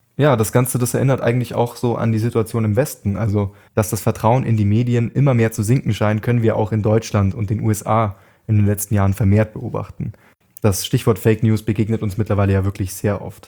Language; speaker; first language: German; native; German